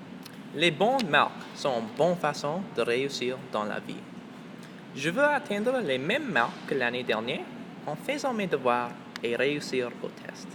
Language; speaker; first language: French; non-native, local second language; English